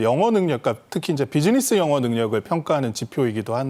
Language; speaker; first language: Korean; native; Korean